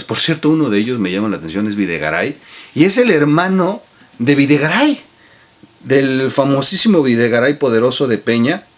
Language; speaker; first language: Spanish; native; Spanish